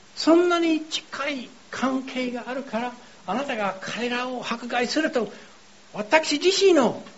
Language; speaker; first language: Japanese; non-native, fluent; English